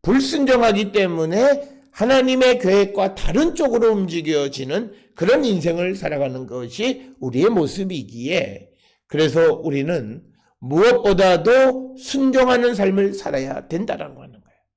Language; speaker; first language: Korean; native; Korean